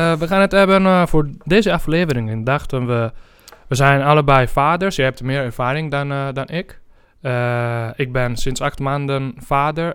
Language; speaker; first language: Dutch; non-native, fluent; Italian